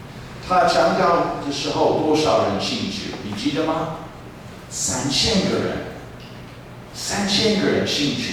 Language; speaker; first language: Chinese; non-native, fluent; English